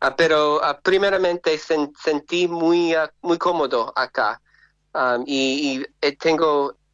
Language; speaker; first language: Spanish; non-native, learner; English